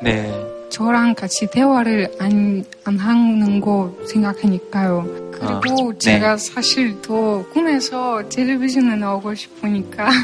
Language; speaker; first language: Korean; non-native, learner; Russian